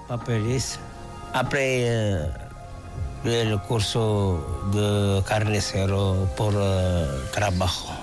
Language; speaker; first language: Spanish; non-native, learner; Arabic